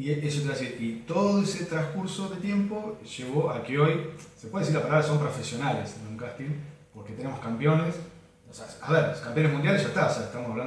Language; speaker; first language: Spanish; native; Spanish